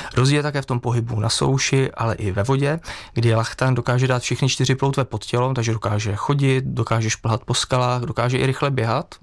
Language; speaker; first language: Czech; native; Czech